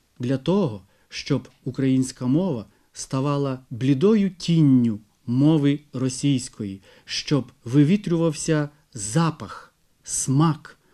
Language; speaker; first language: Ukrainian; native; Ukrainian